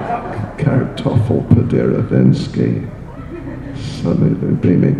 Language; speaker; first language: Russian; non-native, learner; English